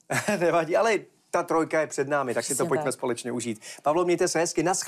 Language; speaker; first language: Czech; native; Czech